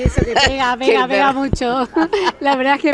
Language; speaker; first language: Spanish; native; Spanish